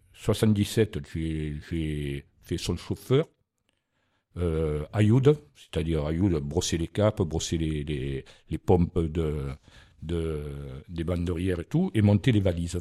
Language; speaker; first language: French; native; French